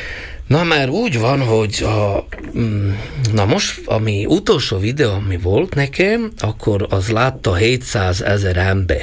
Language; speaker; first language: Hungarian; non-native, local second language; Slovak